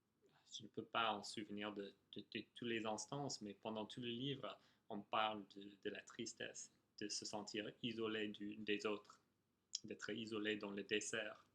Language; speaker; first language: French; non-native, fluent; English